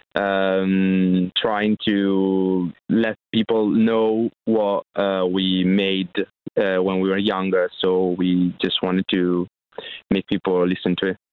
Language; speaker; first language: English; non-native, fluent; Italian